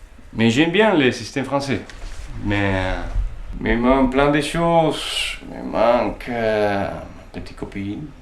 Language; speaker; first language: French; non-native, learner; Spanish